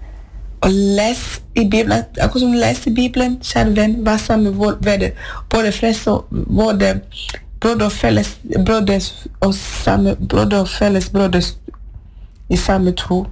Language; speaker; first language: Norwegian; non-native, fluent; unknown